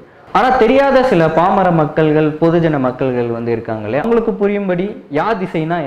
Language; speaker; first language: Tamil; native; Tamil